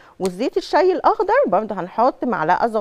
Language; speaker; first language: Arabic; native; Arabic